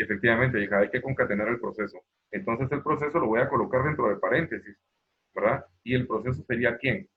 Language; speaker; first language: Spanish; native; Spanish